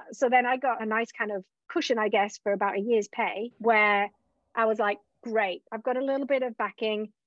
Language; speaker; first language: English; native; English